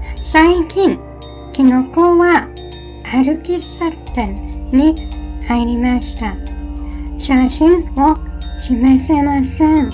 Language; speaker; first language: Japanese; non-native, learner; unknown